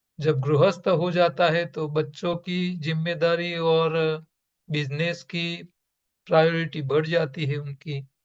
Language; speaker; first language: Hindi; non-native, local second language; Gujarati